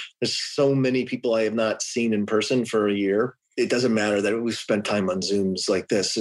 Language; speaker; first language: English; native; English